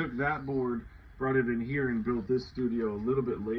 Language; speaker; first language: English; native; English